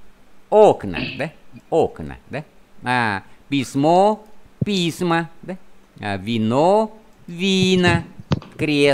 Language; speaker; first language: Russian; non-native, fluent; Vietnamese